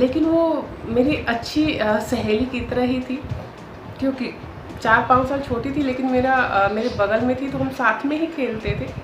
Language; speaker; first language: Hindi; native; Hindi